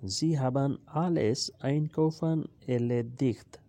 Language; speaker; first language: German; non-native, learner; Urdu